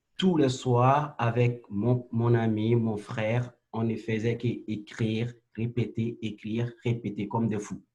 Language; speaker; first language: French; non-native, local second language; Bambara